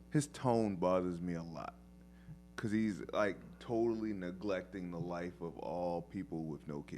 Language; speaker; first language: English; native; English